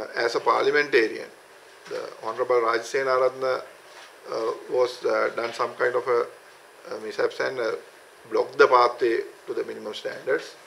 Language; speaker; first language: English; non-native, local second language; Sinhala